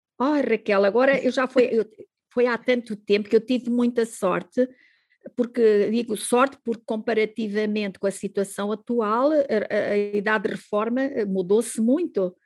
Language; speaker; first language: Portuguese; native; Portuguese